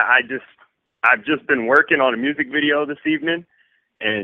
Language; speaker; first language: English; native; English